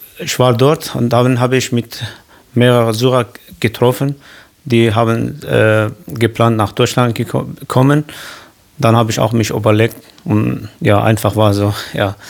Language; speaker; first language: German; non-native, learner; Kurdish